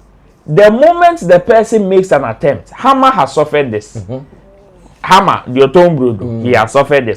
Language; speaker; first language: English; non-native, local second language; Akan